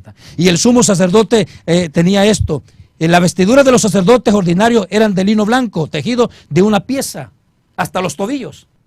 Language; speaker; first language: Spanish; native; Spanish